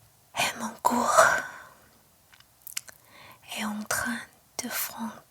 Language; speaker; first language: French; non-native, learner; Chinese